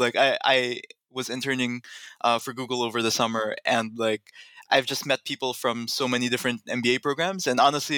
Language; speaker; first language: English; non-native, local second language; Filipino